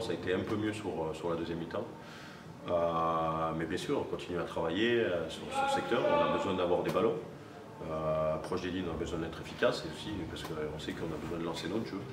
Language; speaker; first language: French; native; French